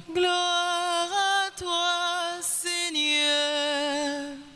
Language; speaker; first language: French; non-native, local second language; Haitian Creole